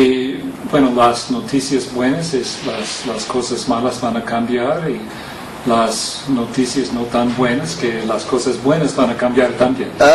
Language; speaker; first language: Spanish; non-native, fluent; English